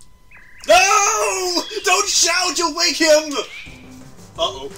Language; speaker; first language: English; native; English